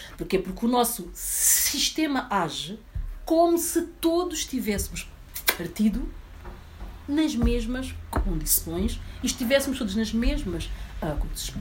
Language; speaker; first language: Portuguese; early bilingual, other home language; Upper Guinea Crioulo